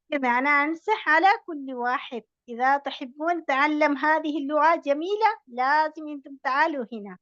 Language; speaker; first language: Arabic; non-native, learner; Malayalam